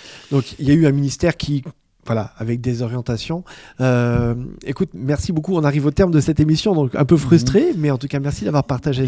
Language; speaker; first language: French; native; French